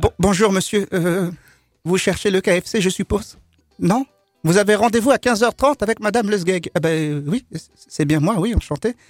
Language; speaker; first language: French; early bilingual, other home language; Lingala